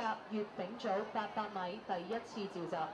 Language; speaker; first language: Chinese; native; Chinese